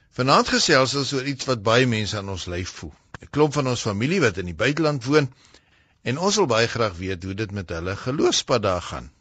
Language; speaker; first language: Afrikaans; native; Afrikaans